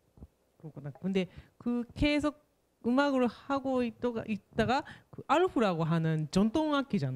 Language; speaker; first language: Korean; non-native, fluent; Japanese